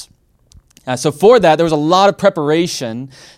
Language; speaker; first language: English; native; English